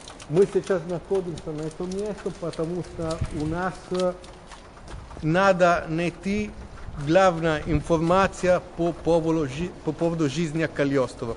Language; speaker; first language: Russian; non-native, learner; Italian